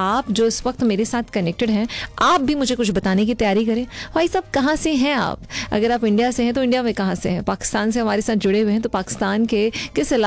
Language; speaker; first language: Hindi; native; Hindi